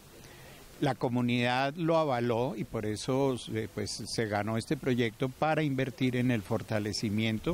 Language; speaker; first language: Spanish; native; Spanish